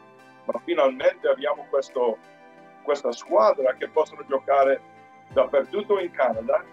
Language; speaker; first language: Italian; early bilingual, heritage; Italian